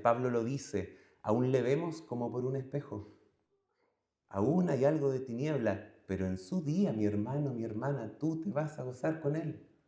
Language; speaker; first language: Spanish; native; Spanish